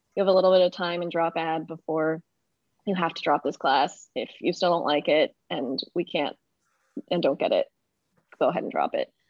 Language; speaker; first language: English; native; English